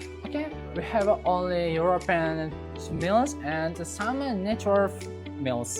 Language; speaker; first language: English; non-native, local second language; Uzbek